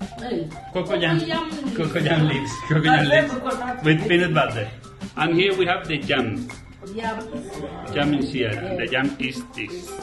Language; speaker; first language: English; non-native, learner; Spanish